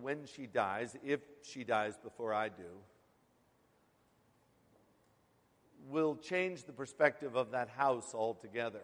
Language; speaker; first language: English; native; English